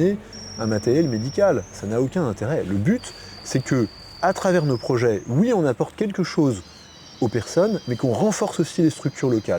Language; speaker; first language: French; native; French